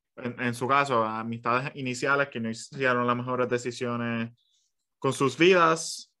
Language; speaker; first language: Spanish; early bilingual, other home language; English